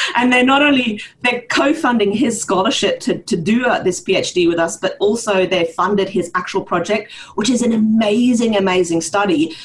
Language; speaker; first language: English; early bilingual, heritage; Norwegian